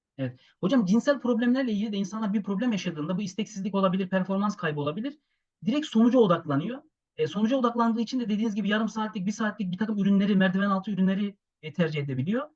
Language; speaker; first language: Turkish; native; Turkish